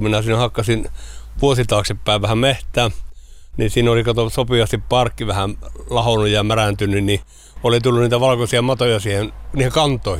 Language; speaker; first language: Finnish; native; Finnish